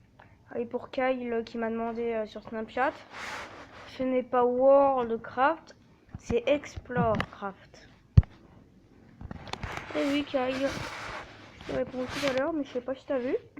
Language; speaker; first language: French; native; French